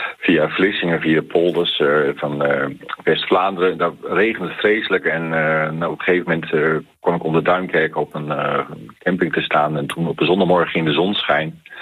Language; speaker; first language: Dutch; native; Dutch